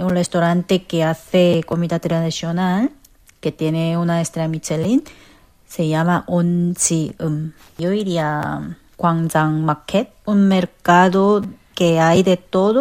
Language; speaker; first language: Spanish; non-native, fluent; Korean